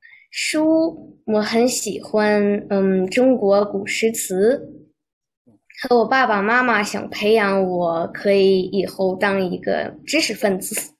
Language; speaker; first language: Chinese; early bilingual, heritage; Chinese